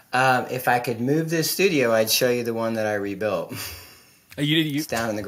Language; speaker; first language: English; native; English